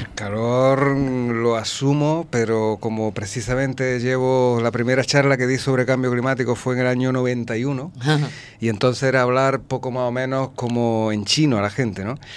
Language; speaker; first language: Spanish; native; Spanish